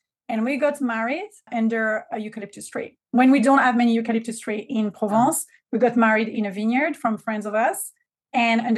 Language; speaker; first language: English; non-native, fluent; French